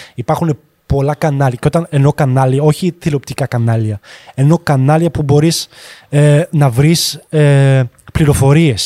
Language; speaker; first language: Greek; early bilingual, heritage; Greek